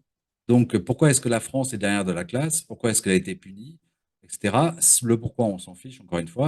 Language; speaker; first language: French; native; French